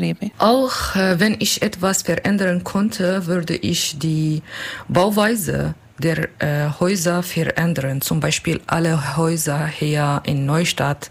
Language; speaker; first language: German; non-native, learner; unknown